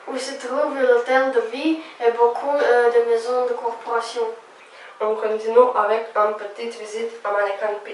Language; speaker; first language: French; non-native, learner; Croatian